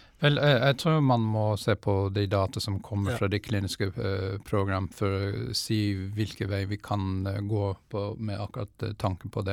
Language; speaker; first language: Norwegian; non-native, fluent; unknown